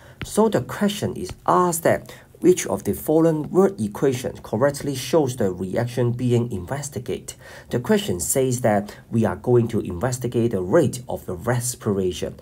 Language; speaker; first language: English; non-native, local second language; Cantonese